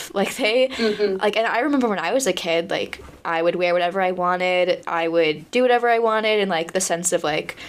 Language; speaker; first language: English; native; English